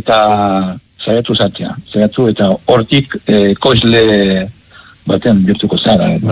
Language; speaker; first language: Basque; non-native, local second language; Spanish